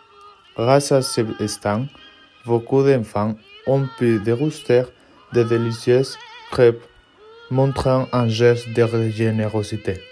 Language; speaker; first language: French; non-native, learner; Spanish